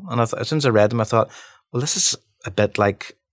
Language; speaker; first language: English; native; English